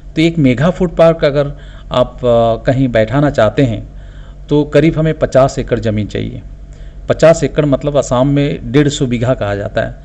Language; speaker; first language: Hindi; non-native, local second language; Assamese